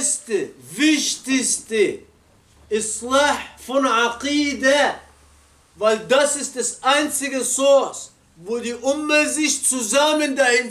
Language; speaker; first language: German; non-native, learner; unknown